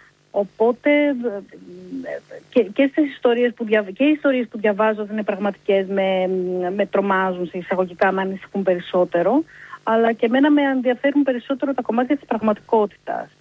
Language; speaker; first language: Greek; native; Greek